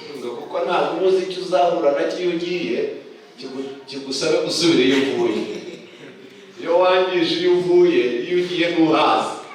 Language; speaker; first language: Kinyarwanda; early bilingual, heritage; Kinyarwanda